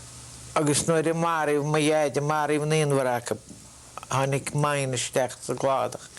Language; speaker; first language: Irish; native; Irish